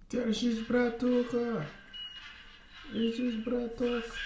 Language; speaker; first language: Russian; non-native, learner; English